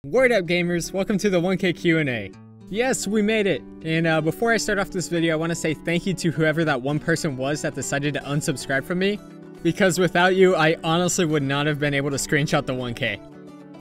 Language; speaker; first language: English; native; English